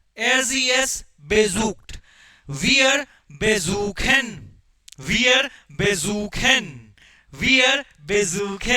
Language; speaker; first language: German; non-native, fluent; Hindi